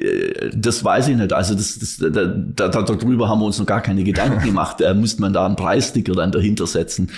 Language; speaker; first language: German; native; German